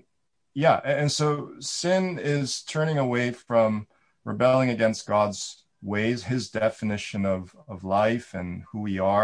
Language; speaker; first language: English; native; English